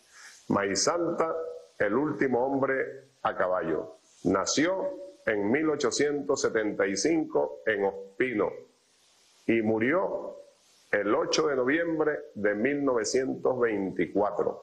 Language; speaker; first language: Spanish; native; Spanish